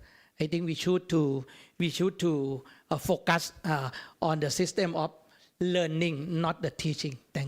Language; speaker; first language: English; non-native, learner; Thai